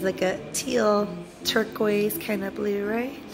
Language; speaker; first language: English; native; English